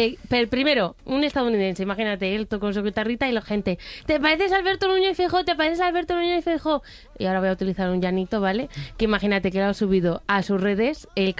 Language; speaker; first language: Spanish; native; Spanish